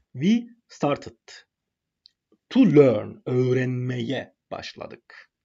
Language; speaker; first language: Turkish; non-native, fluent; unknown